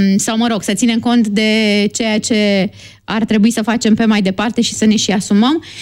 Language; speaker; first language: Romanian; native; Romanian